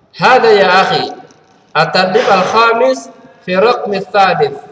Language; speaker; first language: Arabic; non-native, fluent; Indonesian